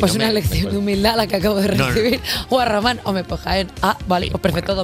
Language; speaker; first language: Spanish; native; Spanish